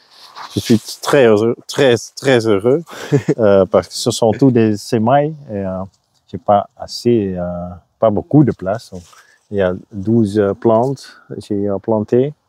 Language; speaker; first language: French; non-native, local second language; Dutch